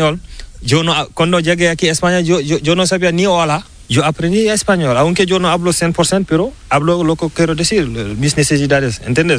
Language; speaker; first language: Spanish; non-native, learner; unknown